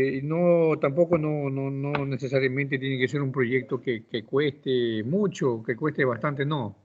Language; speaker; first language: Spanish; native; Spanish